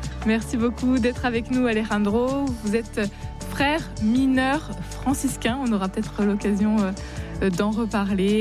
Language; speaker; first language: French; native; French